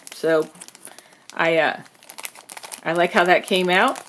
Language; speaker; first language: English; native; English